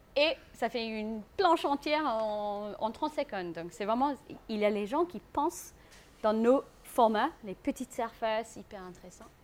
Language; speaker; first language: French; non-native, fluent; English